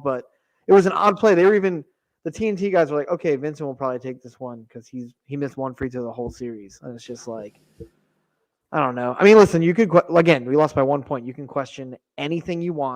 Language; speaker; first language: English; native; English